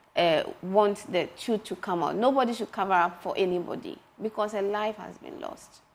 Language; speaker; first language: English; non-native, local second language; Ga